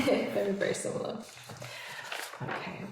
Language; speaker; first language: English; native; English